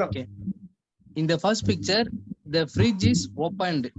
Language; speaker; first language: English; non-native, learner; Tamil